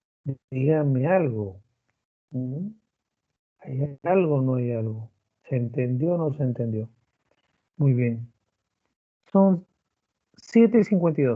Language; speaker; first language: Spanish; native; Spanish